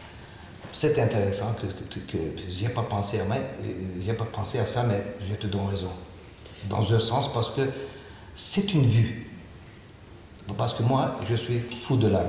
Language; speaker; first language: French; non-native, fluent; Turkish